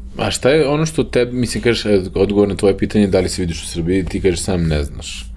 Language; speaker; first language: Serbian; native; Serbian